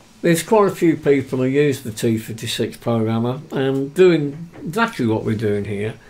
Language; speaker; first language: English; native; English